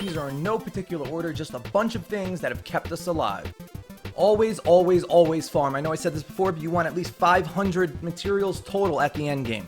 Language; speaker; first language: English; native; English